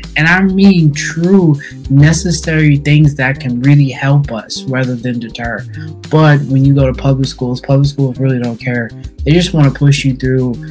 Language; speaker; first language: English; native; English